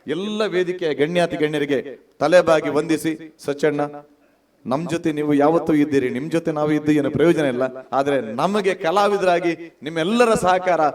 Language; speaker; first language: Kannada; non-native, local second language; Tulu